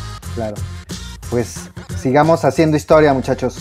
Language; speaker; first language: Spanish; native; Spanish